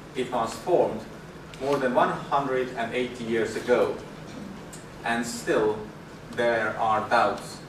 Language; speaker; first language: English; non-native, fluent; Estonian